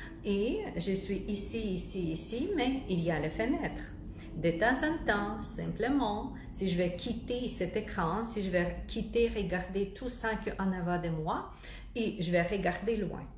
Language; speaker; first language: French; non-native, fluent; Russian